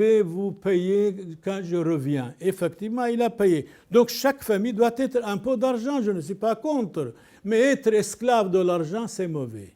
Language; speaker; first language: French; non-native, local second language; Arabic